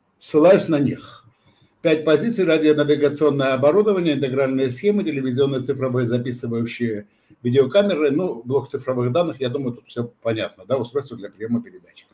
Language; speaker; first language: Russian; non-native, local second language; Georgian